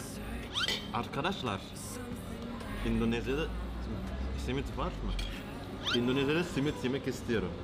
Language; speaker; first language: Turkish; non-native, learner; Indonesian